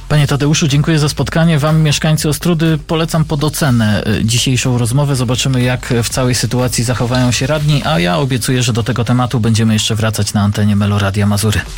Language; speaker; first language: Polish; native; Polish